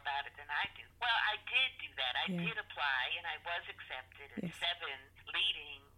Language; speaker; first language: English; native; English